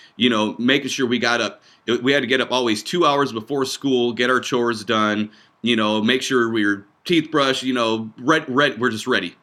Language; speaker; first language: English; native; English